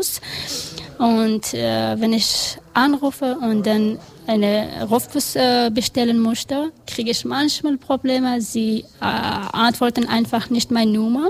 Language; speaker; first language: German; non-native, learner; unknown